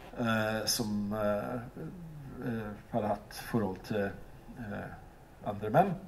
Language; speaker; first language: Norwegian; non-native, fluent; English